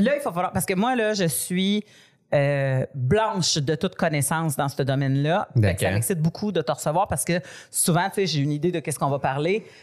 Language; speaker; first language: French; native; French